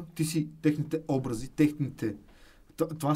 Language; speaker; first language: Bulgarian; native; Bulgarian